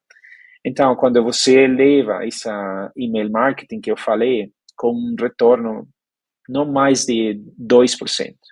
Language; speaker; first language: Portuguese; non-native, fluent; Spanish